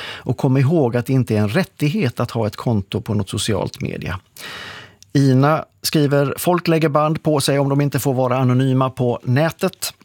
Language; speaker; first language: Swedish; native; Swedish